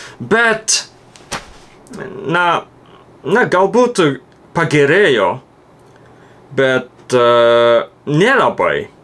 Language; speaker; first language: Lithuanian; non-native, learner; Japanese